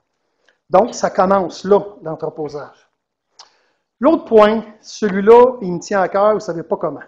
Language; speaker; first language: French; native; French